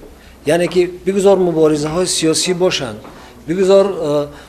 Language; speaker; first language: Persian; native; Persian